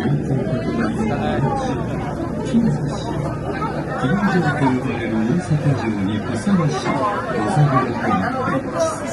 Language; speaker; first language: Japanese; native; Japanese